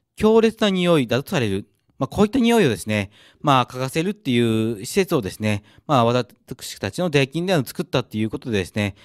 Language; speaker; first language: Japanese; native; Japanese